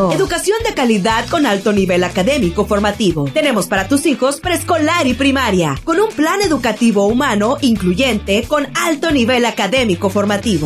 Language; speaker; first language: Spanish; native; Spanish